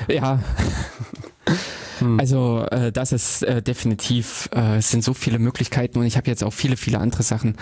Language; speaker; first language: German; native; German